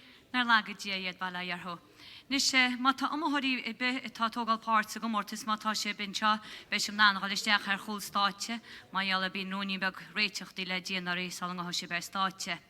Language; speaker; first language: Irish; native; Irish